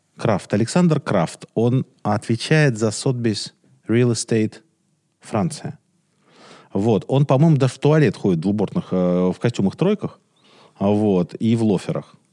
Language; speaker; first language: Russian; native; Russian